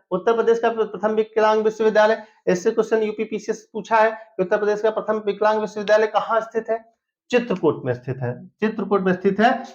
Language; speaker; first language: Hindi; native; Hindi